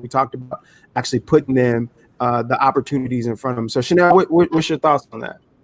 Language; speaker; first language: English; native; English